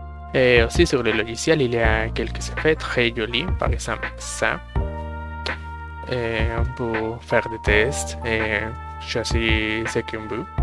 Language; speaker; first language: French; non-native, fluent; Spanish